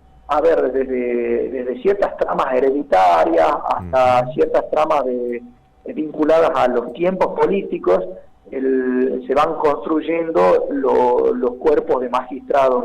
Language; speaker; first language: Spanish; native; Spanish